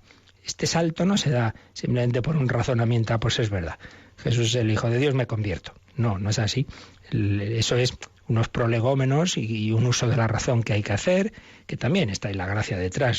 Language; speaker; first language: Spanish; native; Spanish